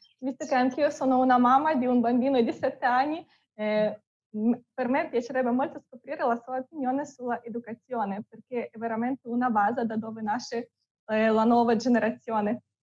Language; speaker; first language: Italian; non-native, fluent; Russian